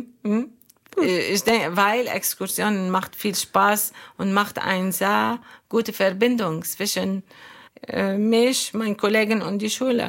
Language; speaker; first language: German; non-native, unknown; Arabic